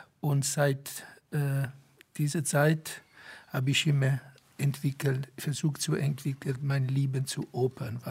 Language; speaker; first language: German; non-native, fluent; Italian